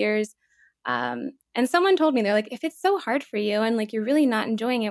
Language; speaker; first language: English; native; English